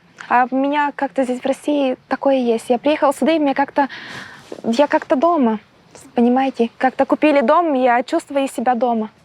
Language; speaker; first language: Russian; non-native, fluent; Portuguese